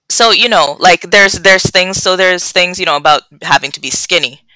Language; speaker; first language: English; native; English